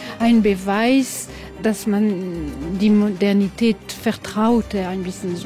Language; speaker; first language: German; non-native, local second language; French